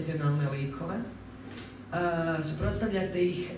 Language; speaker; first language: Croatian; native; Croatian